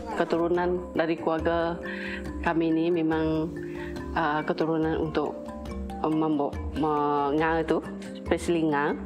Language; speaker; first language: Malay; non-native, local second language; Iban